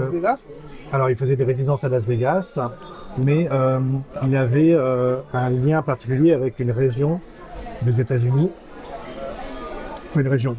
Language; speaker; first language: French; native; French